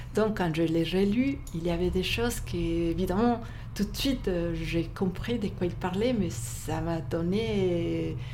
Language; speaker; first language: French; non-native, fluent; Spanish